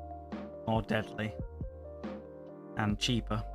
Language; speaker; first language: English; native; English